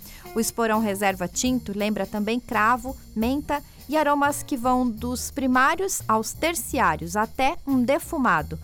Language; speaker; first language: Portuguese; native; Portuguese